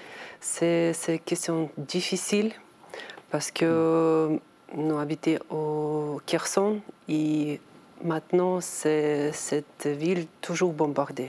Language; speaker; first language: French; non-native, learner; Ukrainian